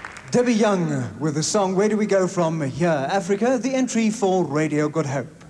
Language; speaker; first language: English; non-native, local second language; Afrikaans